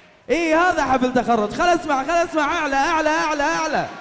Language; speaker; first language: Arabic; native; Arabic